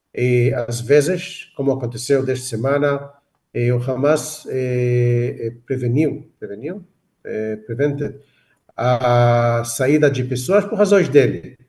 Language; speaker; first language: Portuguese; non-native, fluent; Hebrew